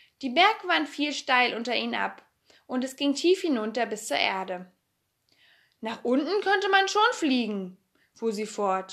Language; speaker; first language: German; native; German